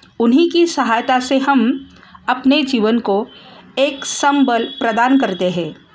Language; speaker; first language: Hindi; non-native, local second language; Marathi